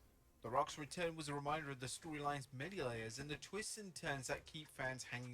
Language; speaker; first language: English; native; English